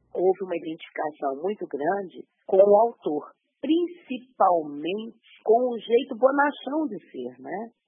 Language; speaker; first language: Portuguese; native; Portuguese